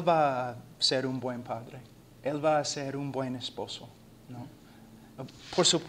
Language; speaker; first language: Spanish; non-native, fluent; English